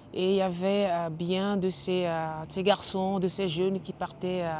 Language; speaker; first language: French; non-native, local second language; Ewe